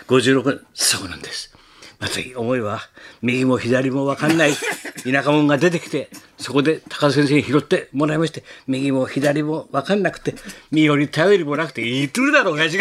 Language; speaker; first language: Japanese; native; Japanese